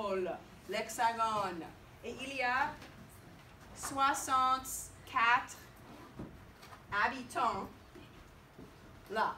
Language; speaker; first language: French; non-native, fluent; English